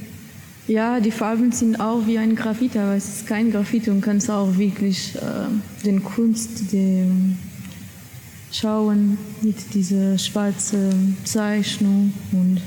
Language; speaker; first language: German; non-native, learner; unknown